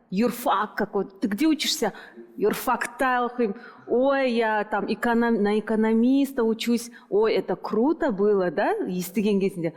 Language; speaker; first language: Russian; non-native, local second language; Kazakh